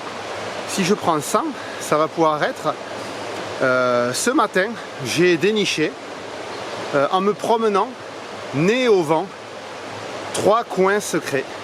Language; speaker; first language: French; native; French